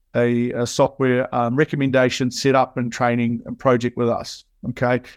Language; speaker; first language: English; native; English